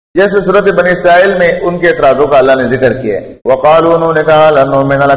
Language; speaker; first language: Urdu; non-native, local second language; Pashto